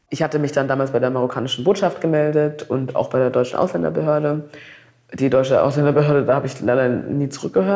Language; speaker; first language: German; native; German